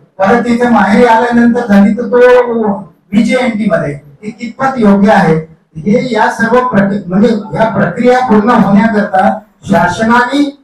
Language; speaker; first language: Marathi; non-native, local second language; Lambadi